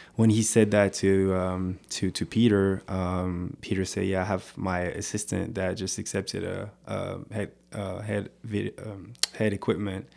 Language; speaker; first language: English; non-native, fluent; French